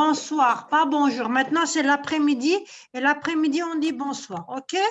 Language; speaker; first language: French; non-native, local second language; Arabic